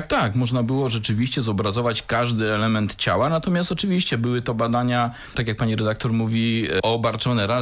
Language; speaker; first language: Polish; native; Polish